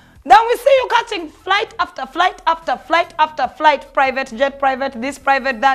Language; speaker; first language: English; non-native, local second language; Ganda